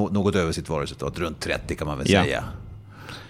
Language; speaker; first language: Swedish; native; Swedish